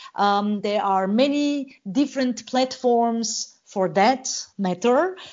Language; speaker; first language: English; non-native, fluent; Bulgarian